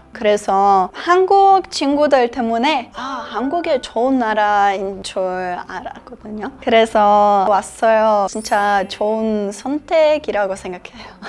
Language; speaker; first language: Korean; non-native, learner; Serbian